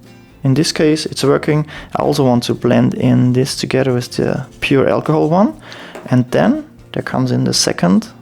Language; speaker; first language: English; non-native, fluent; German